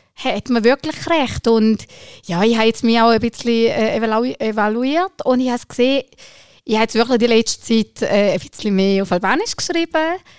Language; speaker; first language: German; early bilingual, other home language; Albanian